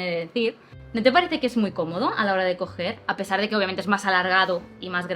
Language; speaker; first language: Spanish; native; Spanish